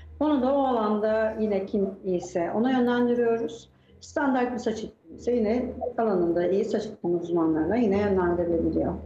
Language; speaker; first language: Turkish; native; Turkish